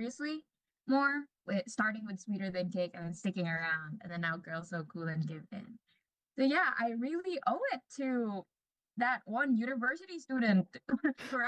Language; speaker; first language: English; non-native, local second language; Cebuano